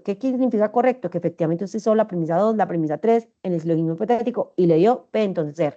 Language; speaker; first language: Spanish; native; Spanish